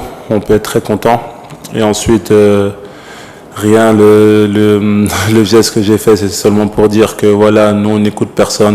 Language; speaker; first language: French; native; French